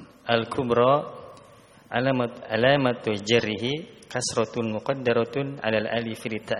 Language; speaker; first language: Arabic; non-native, learner; Indonesian